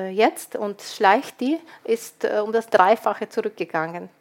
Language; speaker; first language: German; early bilingual, other home language; Ukrainian